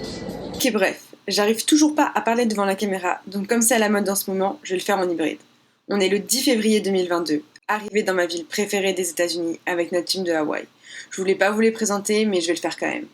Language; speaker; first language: French; native; French